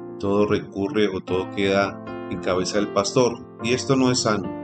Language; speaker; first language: Spanish; native; Spanish